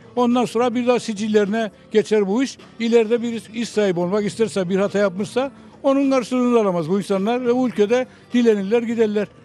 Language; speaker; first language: Turkish; native; Turkish